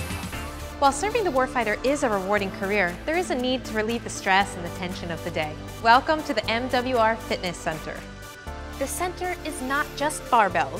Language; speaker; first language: English; native; English